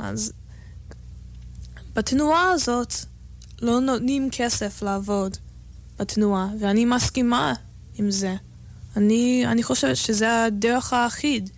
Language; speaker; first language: Hebrew; non-native, fluent; English